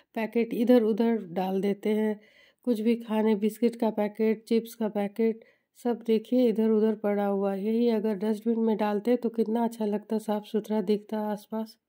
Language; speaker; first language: Hindi; non-native, local second language; Bangla